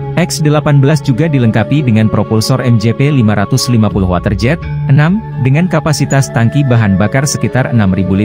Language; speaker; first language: Indonesian; native; Indonesian